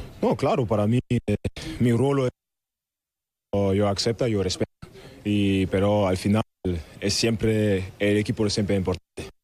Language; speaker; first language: Spanish; non-native, learner; German